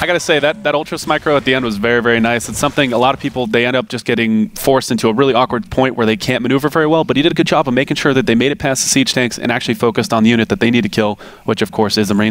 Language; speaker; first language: English; native; English